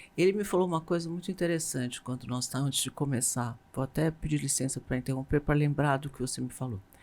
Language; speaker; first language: Portuguese; native; Portuguese